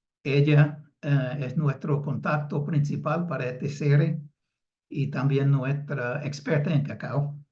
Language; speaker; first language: Spanish; non-native, fluent; English